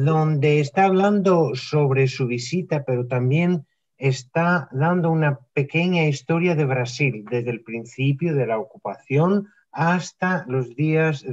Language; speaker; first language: Spanish; non-native, fluent; Greek